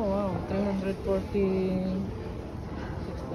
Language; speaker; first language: English; non-native, learner; Filipino